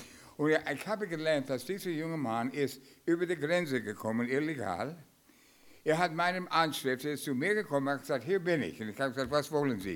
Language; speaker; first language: German; non-native, fluent; English